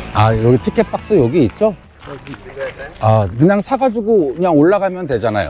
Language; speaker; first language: Korean; native; Korean